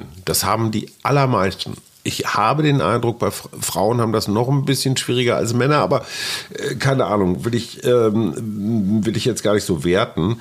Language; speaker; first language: German; native; German